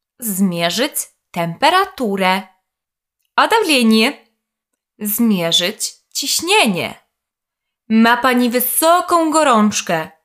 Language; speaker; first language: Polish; non-native, fluent; Russian